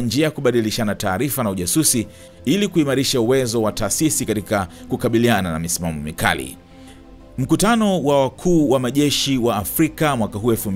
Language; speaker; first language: Swahili; native; Swahili